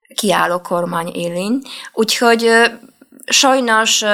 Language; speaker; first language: Hungarian; non-native, fluent; Polish